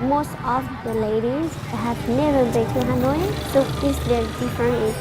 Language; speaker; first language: English; non-native, local second language; Hmong